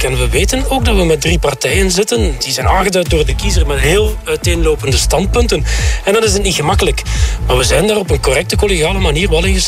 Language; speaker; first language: Dutch; native; Dutch